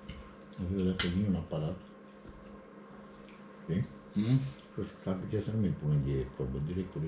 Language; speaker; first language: Romanian; native; Romanian